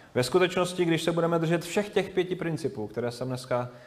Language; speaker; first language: Czech; native; Czech